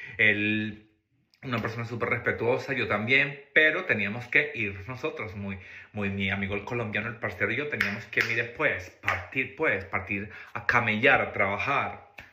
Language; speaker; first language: Spanish; native; Spanish